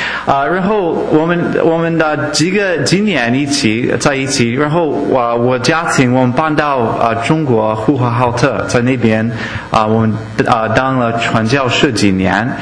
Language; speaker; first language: Chinese; non-native, fluent; English